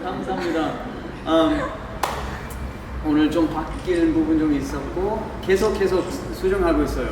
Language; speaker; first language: Korean; early bilingual, heritage; English